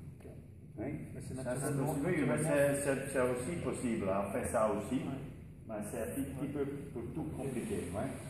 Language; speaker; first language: French; non-native, learner; Dutch